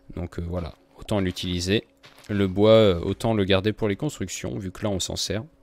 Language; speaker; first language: French; native; French